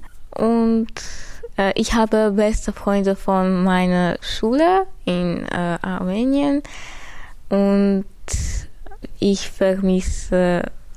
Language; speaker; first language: German; non-native, learner; Armenian